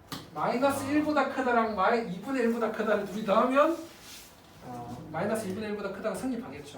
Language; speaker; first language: Korean; native; Korean